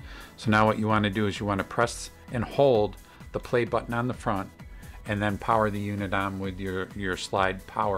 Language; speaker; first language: English; native; English